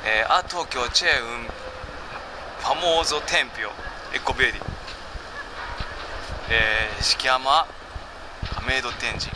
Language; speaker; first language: Italian; non-native, learner; Japanese